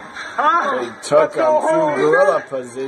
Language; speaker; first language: English; native; English